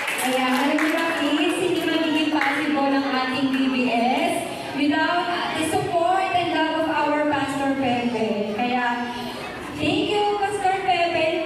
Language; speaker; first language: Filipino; native; Filipino